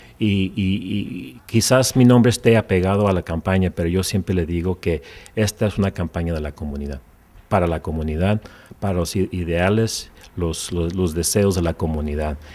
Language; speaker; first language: Spanish; early bilingual, heritage; Spanish